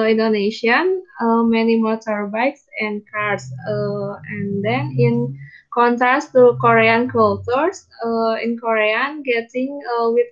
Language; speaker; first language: English; non-native, learner; Indonesian